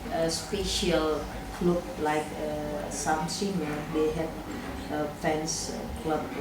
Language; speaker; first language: English; non-native, local second language; Indonesian